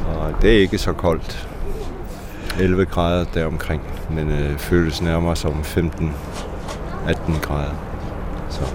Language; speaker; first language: Danish; non-native, local second language; Kalaallisut